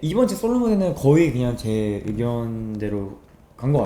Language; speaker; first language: Korean; native; Korean